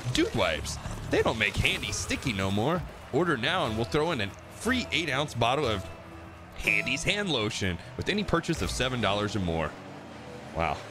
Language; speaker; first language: English; native; English